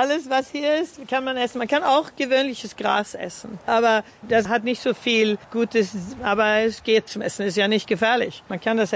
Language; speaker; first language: German; early bilingual, heritage; Swedish